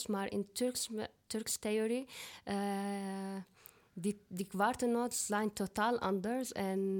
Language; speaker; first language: Dutch; non-native, learner; Arabic